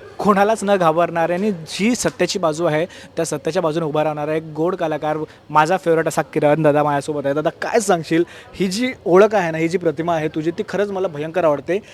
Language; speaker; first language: Marathi; native; Marathi